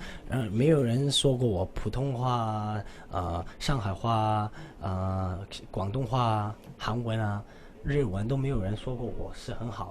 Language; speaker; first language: Chinese; non-native, local second language; Cantonese